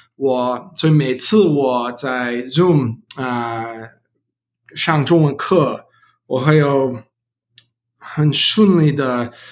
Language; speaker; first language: Chinese; non-native, learner; English